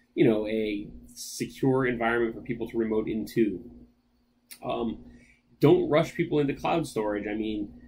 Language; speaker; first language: English; native; English